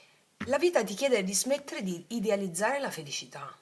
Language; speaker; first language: Italian; native; Italian